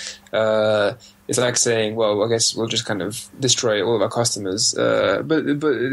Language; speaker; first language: English; native; English